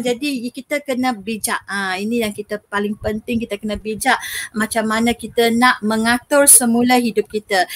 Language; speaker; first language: Malay; native; Malay